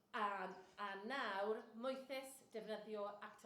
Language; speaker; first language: Welsh; non-native, learner; English